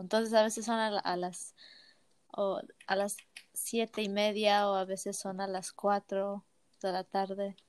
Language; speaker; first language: Spanish; early bilingual, heritage; Spanish